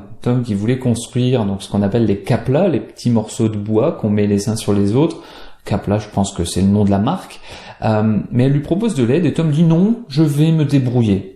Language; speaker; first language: French; native; French